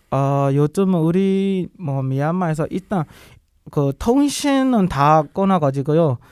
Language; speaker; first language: Korean; non-native, learner; Burmese